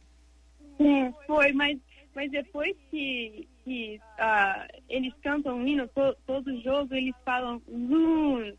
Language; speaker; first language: Portuguese; early bilingual, heritage; English